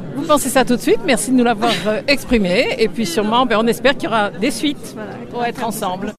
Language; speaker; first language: French; native; French